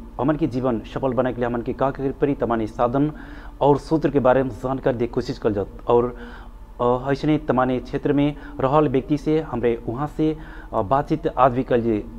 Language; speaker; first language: Bhojpuri; native; Bhojpuri